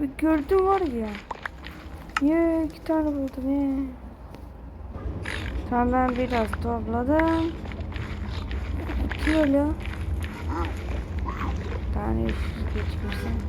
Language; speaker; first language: Turkish; early bilingual, other home language; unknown